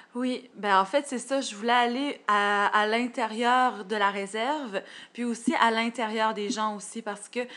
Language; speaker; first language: French; native; French